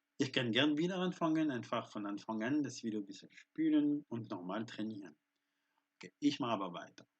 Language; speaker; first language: German; non-native, fluent; French